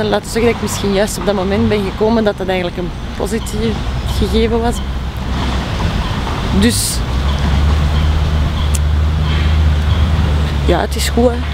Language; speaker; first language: Dutch; native; Dutch